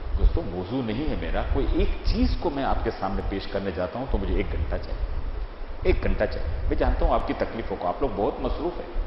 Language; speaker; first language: Urdu; non-native, local second language; Gujarati